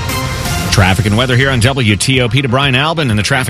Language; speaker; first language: English; native; English